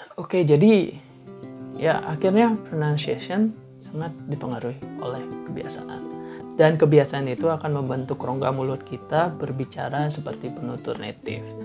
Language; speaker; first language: Indonesian; non-native, local second language; Balinese